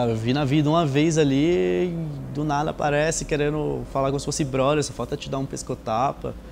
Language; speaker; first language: Portuguese; native; Portuguese